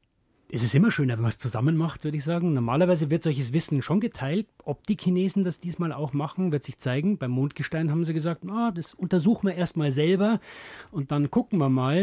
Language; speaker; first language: German; native; German